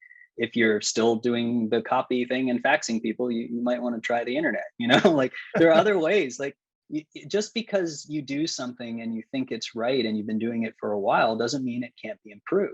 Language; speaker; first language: English; native; English